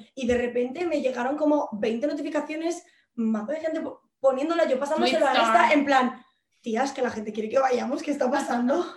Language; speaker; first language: Spanish; native; Spanish